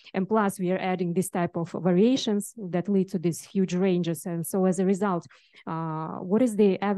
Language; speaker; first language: English; non-native, fluent; Russian